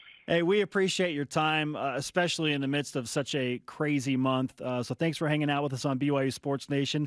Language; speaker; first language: English; native; English